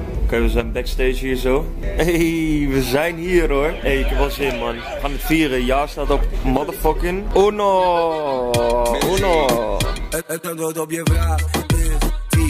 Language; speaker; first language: Dutch; native; Dutch